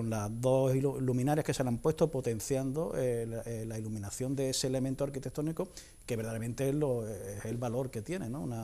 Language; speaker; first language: Spanish; native; Spanish